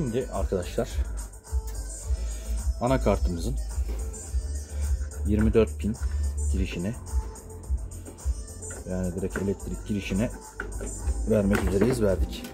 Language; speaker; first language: Turkish; native; Turkish